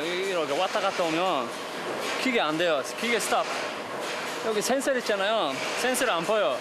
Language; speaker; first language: Korean; non-native, learner; Uzbek